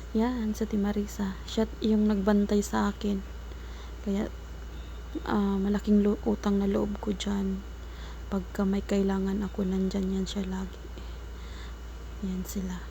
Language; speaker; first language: Filipino; non-native, local second language; Cebuano